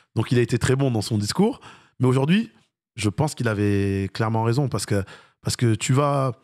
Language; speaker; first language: French; native; French